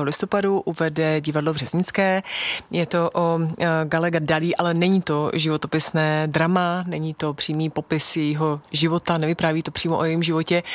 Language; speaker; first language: Czech; native; Czech